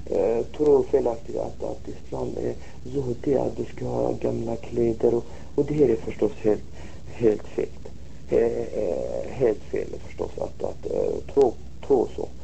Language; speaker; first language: Swedish; non-native, fluent; Arabic